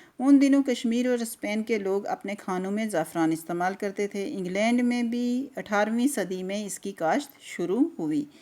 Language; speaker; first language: Urdu; non-native, local second language; Kashmiri